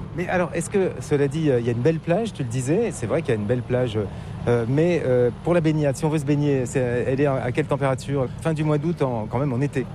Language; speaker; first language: French; native; French